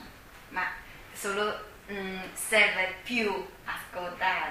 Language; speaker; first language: Italian; non-native, learner; Chinese